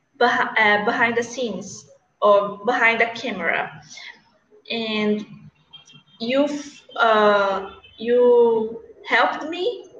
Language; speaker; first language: English; non-native, learner; Portuguese